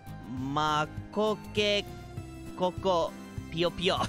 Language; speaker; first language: Japanese; non-native, learner; English